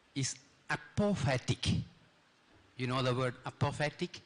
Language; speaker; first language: English; non-native, local second language; Malayalam